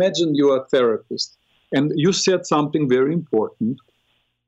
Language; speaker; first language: English; non-native, fluent; Russian